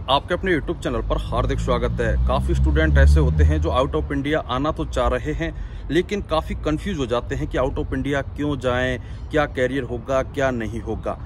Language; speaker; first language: Hindi; native; Hindi